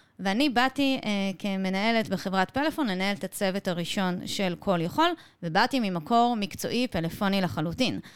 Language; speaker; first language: Hebrew; native; Hebrew